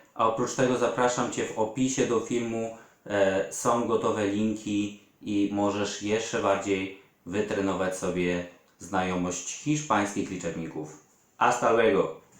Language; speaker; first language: Polish; native; Polish